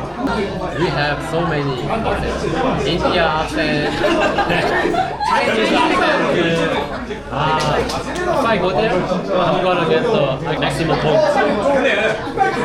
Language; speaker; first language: English; non-native, fluent; Korean